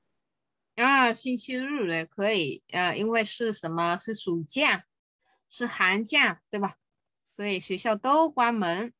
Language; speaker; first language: Chinese; non-native, fluent; Vietnamese